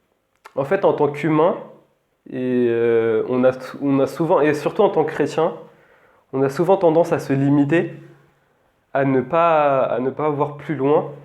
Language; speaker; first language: French; native; French